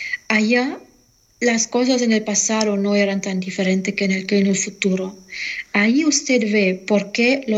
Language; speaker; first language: Spanish; non-native, fluent; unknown